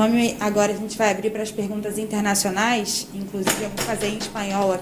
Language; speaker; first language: Portuguese; native; Portuguese